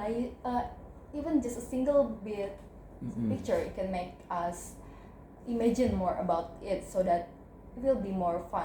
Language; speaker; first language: English; non-native, learner; Indonesian